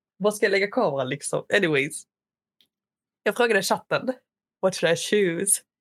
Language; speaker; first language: Swedish; early bilingual, other home language; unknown